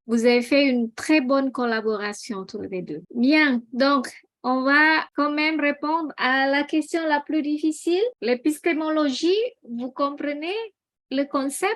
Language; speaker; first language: French; non-native, fluent; Indonesian